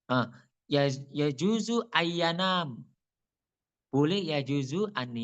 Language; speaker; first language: Arabic; non-native, learner; Indonesian